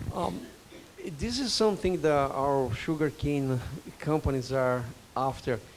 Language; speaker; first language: English; non-native, fluent; Spanish